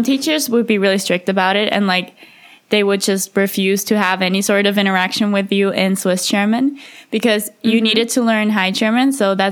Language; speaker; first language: English; early bilingual, heritage; English